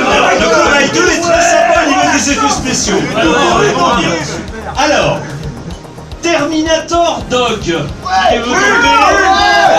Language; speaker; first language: French; native; French